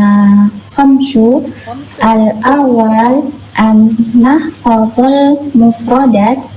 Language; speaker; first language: Arabic; non-native, learner; Indonesian